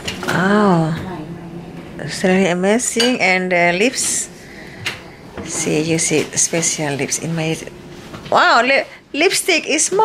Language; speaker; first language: English; non-native, learner; Indonesian